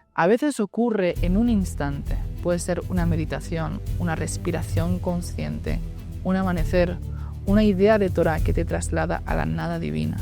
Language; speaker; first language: Spanish; native; Spanish